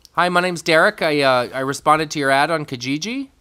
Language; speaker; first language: English; native; English